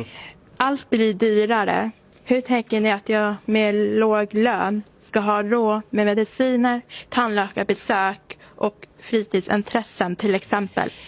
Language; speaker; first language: Swedish; native; Swedish